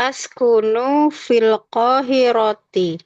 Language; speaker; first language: Arabic; non-native, learner; Indonesian